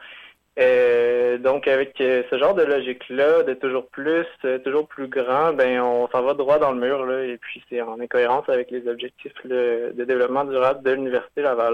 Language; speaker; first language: French; native; French